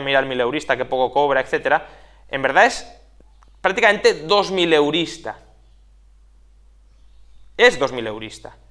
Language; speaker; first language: Spanish; native; Spanish